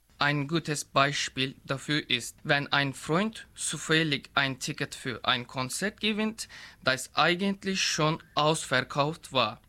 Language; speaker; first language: German; non-native, learner; Turkish